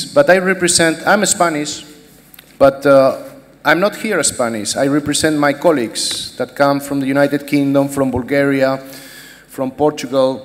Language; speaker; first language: English; non-native, fluent; Spanish